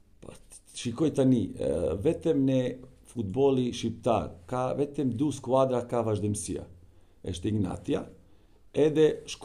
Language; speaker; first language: Albanian; non-native, learner; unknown